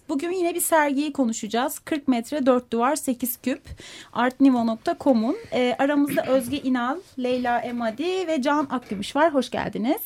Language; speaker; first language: Turkish; native; Turkish